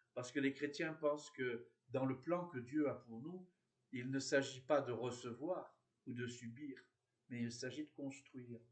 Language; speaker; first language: French; native; French